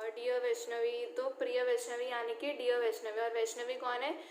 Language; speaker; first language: Hindi; non-native, local second language; Marathi